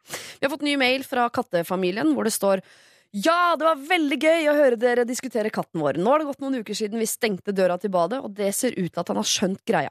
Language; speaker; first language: Norwegian; native; Norwegian